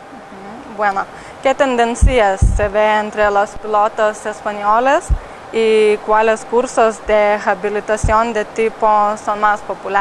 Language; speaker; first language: Spanish; non-native, learner; Lithuanian